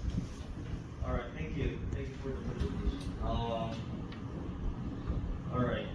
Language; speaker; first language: English; non-native, fluent; Korean